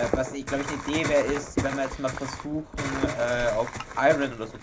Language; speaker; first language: German; native; German